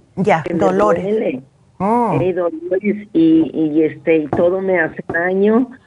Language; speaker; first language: Spanish; native; Spanish